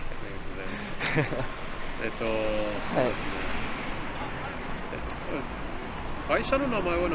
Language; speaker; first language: Japanese; non-native, learner; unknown